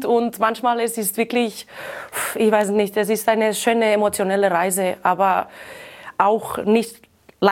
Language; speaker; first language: German; non-native, fluent; Catalan